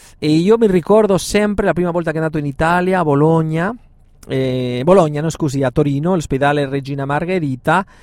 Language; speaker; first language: Italian; non-native, fluent; Spanish